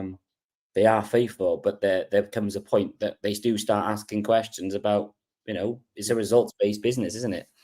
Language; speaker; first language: English; native; English